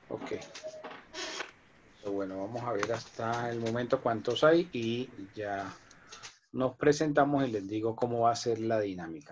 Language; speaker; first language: Spanish; native; Spanish